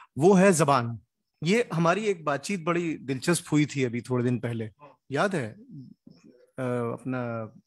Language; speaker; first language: Hindi; native; Hindi